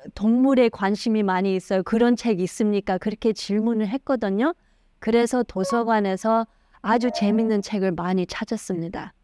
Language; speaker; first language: Korean; early bilingual, heritage; Korean